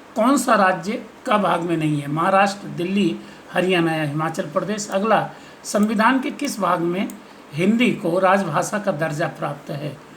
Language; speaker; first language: Hindi; native; Hindi